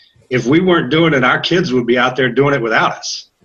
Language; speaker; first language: English; native; English